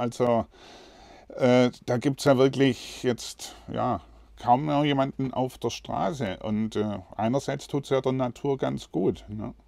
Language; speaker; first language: German; native; German